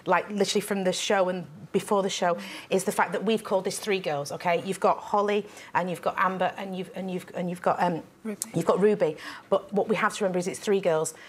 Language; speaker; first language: English; native; English